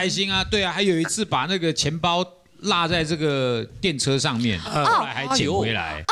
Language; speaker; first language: Chinese; native; Chinese